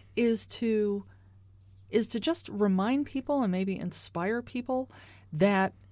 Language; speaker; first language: English; native; English